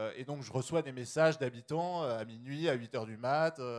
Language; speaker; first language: French; native; French